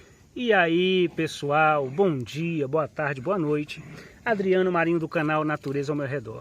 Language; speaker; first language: Portuguese; native; Portuguese